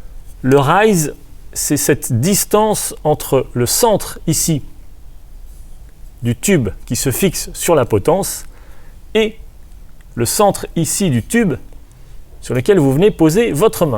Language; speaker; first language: French; native; French